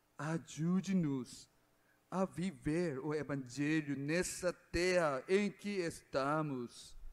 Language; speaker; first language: Portuguese; non-native, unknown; Korean